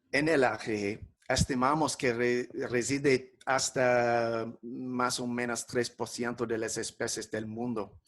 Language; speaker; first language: Spanish; non-native, fluent; English